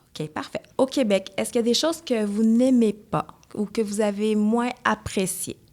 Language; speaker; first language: French; native; French